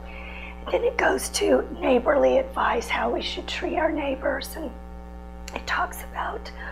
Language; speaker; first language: English; native; English